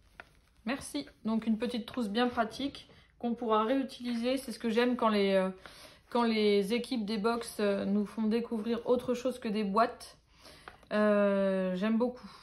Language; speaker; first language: French; native; French